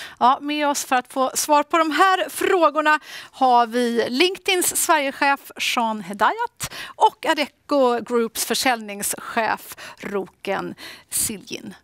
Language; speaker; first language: Swedish; native; Swedish